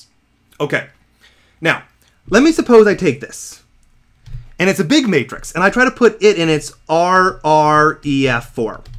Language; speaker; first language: English; native; English